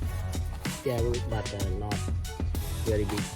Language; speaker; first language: English; non-native, learner; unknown